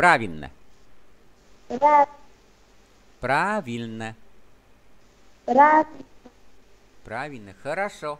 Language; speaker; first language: Russian; non-native, fluent; Vietnamese